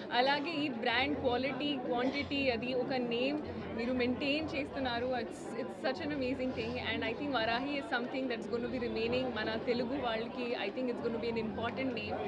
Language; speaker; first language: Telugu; non-native, learner; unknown